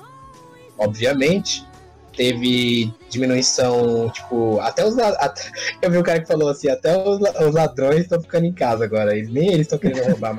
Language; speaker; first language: Portuguese; native; Portuguese